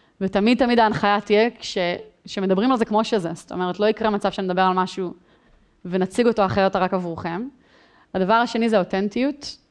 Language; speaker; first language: Hebrew; native; Hebrew